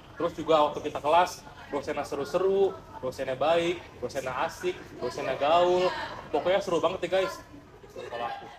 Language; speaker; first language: Indonesian; native; Indonesian